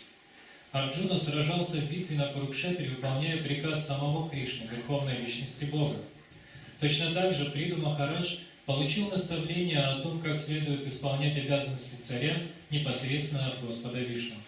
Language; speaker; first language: Russian; native; Russian